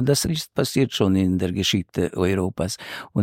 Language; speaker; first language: German; non-native, fluent; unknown